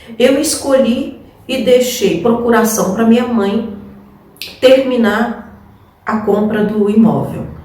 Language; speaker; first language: Portuguese; native; Portuguese